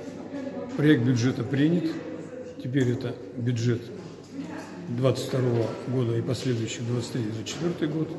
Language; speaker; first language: Russian; native; Russian